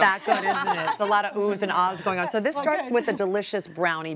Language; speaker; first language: English; native; English